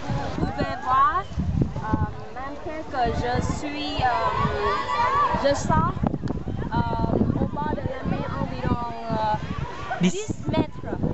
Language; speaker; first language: French; non-native, learner; Vietnamese